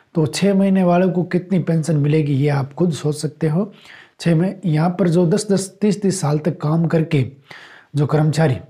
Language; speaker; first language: Hindi; native; Hindi